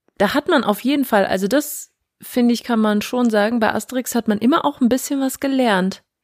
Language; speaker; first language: German; native; German